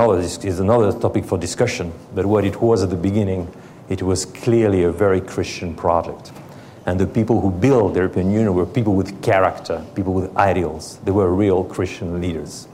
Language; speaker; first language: English; non-native, fluent; French